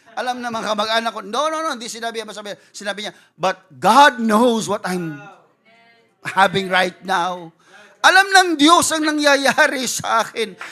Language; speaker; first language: Filipino; non-native, local second language; Cebuano